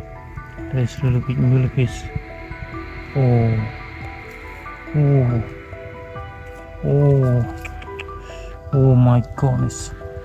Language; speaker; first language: English; non-native, learner; Khmer